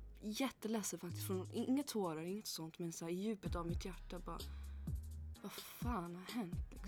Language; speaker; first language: Swedish; early bilingual, other home language; English